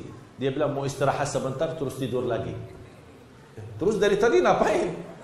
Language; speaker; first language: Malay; non-native, fluent; Arabic